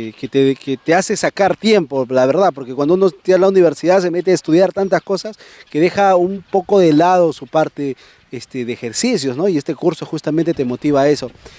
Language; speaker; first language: Spanish; native; Spanish